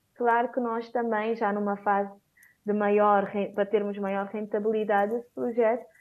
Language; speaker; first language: Portuguese; non-native, local second language; Kabuverdianu